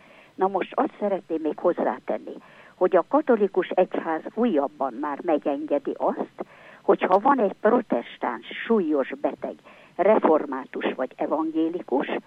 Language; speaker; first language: Hungarian; native; Hungarian